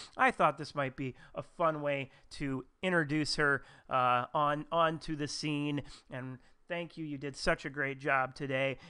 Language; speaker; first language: English; native; English